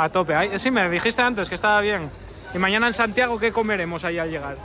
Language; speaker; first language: Spanish; native; Spanish